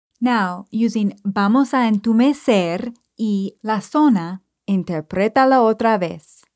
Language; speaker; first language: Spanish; non-native, fluent; English